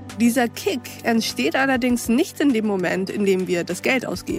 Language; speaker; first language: German; native; German